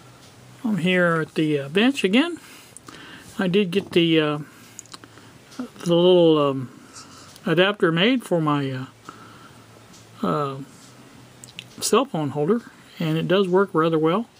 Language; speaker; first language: English; native; English